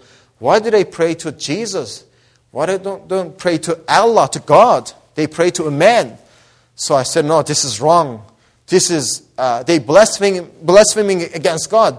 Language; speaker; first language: English; non-native, fluent; Persian